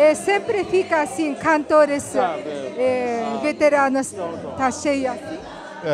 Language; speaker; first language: Portuguese; non-native, learner; Japanese